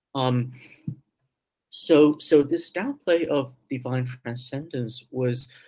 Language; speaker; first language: English; early bilingual, other home language; Chinese